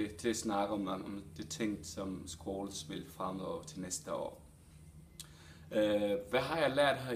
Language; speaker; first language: Danish; non-native, fluent; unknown